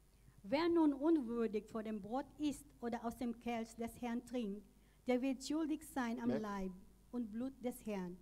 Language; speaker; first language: German; non-native, learner; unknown